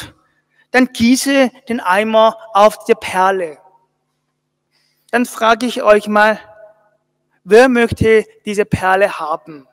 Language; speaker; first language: German; non-native, fluent; Korean